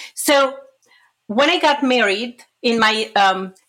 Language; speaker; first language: English; non-native, fluent; Bulgarian